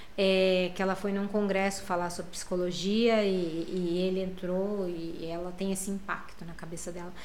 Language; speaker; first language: Portuguese; native; Portuguese